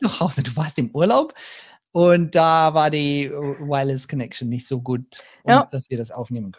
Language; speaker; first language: German; non-native, learner; English